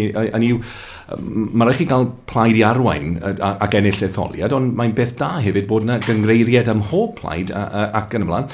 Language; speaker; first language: Welsh; native; Welsh